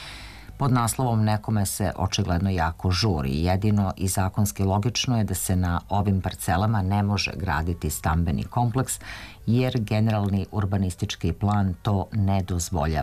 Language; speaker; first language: Serbian; native; Serbian